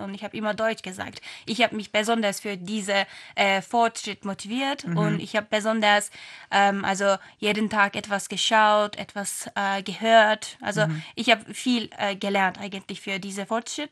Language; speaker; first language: German; non-native, fluent; Turkish